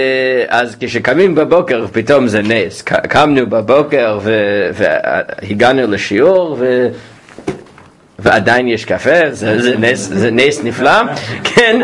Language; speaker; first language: Hebrew; non-native, fluent; English